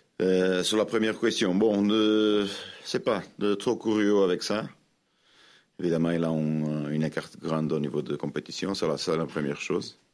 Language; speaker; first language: French; non-native, fluent; Portuguese